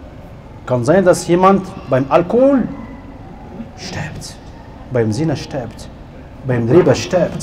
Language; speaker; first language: German; non-native, learner; Arabic